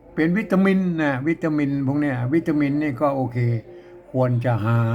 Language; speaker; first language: Thai; native; Thai